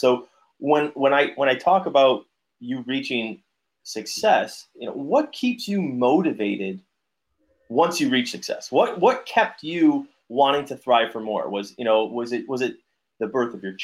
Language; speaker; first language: English; native; English